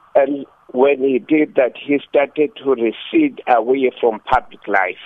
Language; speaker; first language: English; non-native, local second language; Xhosa